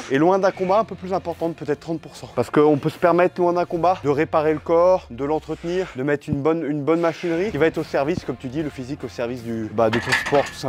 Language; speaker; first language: French; native; French